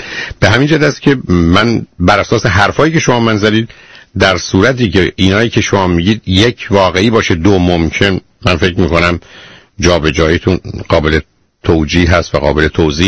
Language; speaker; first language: Persian; native; Persian